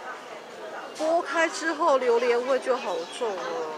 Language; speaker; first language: Chinese; native; Chinese